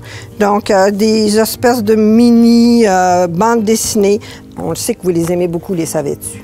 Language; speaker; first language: French; native; French